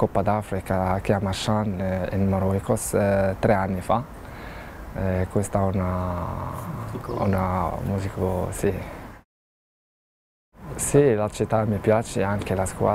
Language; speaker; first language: Italian; non-native, learner; Arabic